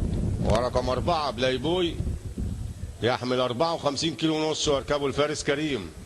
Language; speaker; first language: Arabic; native; Arabic